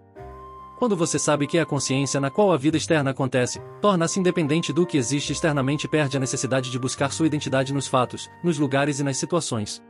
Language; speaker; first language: Portuguese; native; Portuguese